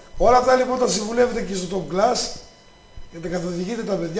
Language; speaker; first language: Greek; native; Greek